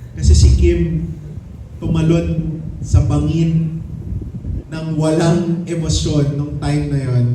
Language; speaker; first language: Filipino; native; Filipino